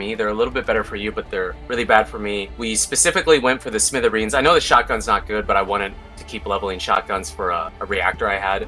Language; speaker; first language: English; native; English